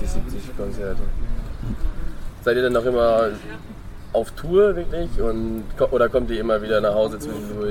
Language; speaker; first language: German; native; German